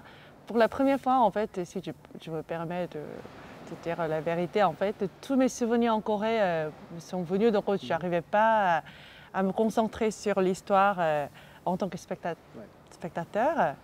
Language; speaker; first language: French; non-native, fluent; Korean